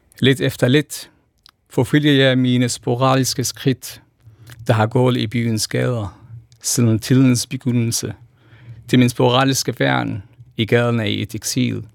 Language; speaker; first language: Danish; non-native, fluent; Kurdish